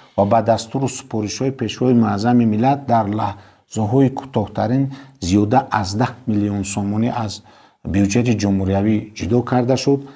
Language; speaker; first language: Tajik; native; Tajik